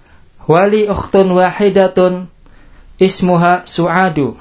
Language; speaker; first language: Arabic; non-native, fluent; Indonesian